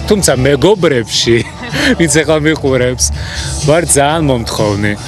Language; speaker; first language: Georgian; early bilingual, heritage; Georgian